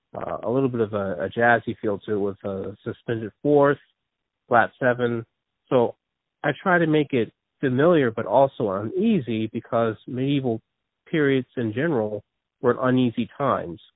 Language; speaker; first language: English; native; English